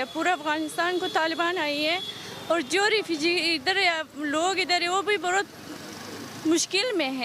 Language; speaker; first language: Hindi; non-native, learner; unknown